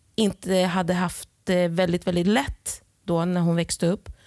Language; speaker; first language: Swedish; early bilingual, other home language; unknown